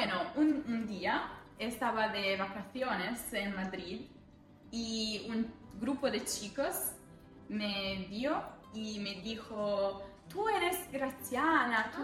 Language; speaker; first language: Spanish; non-native, fluent; Italian